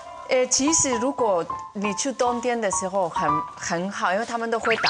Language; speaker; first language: Chinese; non-native, fluent; Spanish